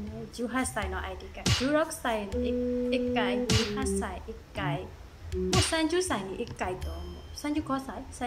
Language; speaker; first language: Japanese; non-native, learner; Burmese